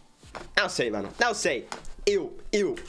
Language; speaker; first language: Portuguese; non-native, learner; English